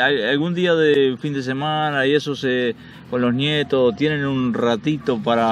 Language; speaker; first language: Spanish; native; Spanish